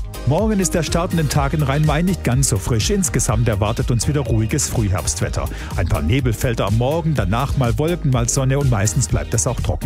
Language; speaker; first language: German; native; German